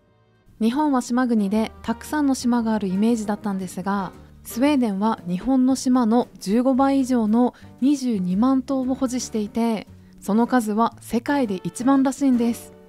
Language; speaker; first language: Japanese; native; Japanese